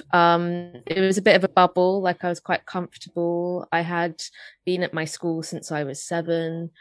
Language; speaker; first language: English; native; English